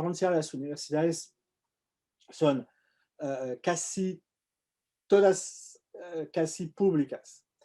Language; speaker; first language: Spanish; non-native, fluent; French